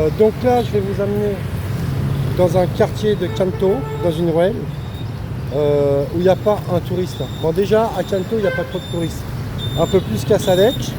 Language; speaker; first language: French; native; French